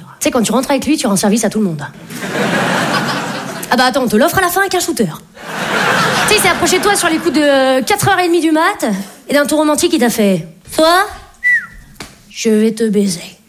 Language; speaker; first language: French; native; French